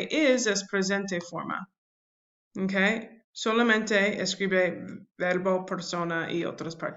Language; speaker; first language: Spanish; non-native, learner; English